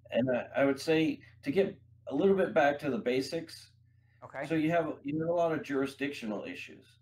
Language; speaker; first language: English; native; English